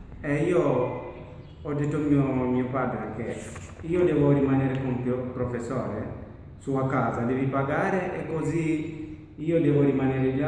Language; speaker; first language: Italian; non-native, learner; Masai